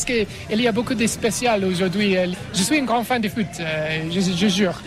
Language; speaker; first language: French; non-native, learner; English